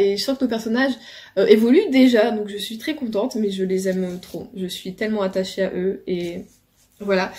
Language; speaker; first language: French; native; French